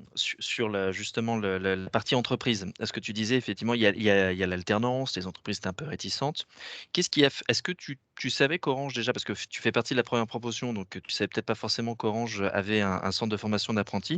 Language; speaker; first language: French; native; French